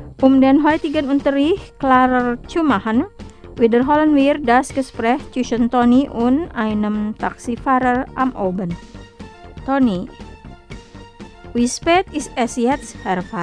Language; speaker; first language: German; non-native, fluent; Indonesian